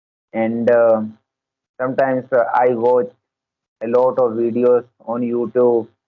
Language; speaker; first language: English; non-native, learner; Hindi